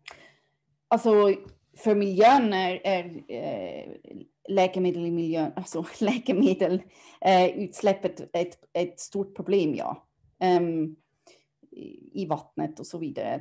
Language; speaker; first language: Swedish; non-native, fluent; German